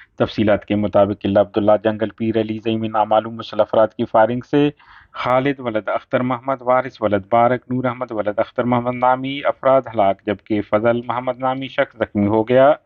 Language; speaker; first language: Urdu; non-native, local second language; Baluchi